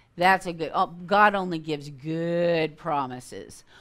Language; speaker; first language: English; native; English